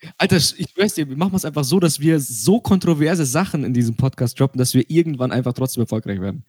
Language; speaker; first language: German; early bilingual, other home language; Russian